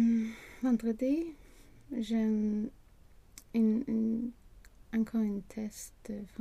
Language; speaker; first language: French; non-native, learner; Swedish